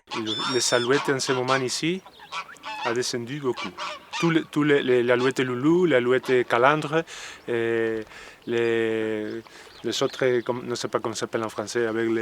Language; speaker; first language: French; non-native, learner; Spanish